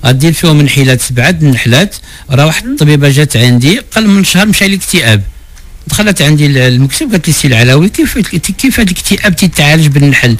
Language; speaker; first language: Arabic; native; Arabic